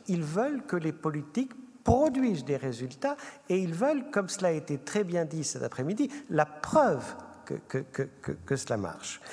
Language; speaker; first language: French; native; French